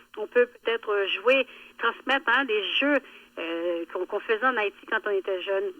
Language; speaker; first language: French; early bilingual, other home language; Haitian Creole